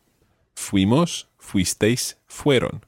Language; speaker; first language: Spanish; non-native, fluent; English